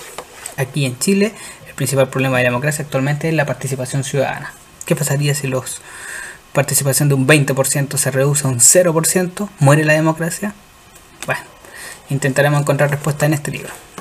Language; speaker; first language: Spanish; native; Spanish